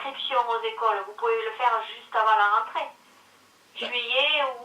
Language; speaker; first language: French; native; French